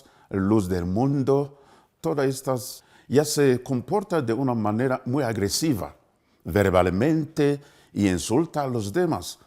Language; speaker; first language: Spanish; non-native, fluent; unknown